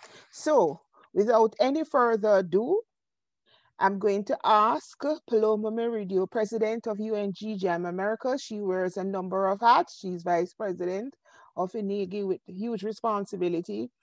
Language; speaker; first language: English; native; English